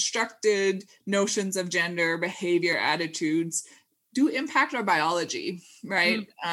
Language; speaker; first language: English; native; English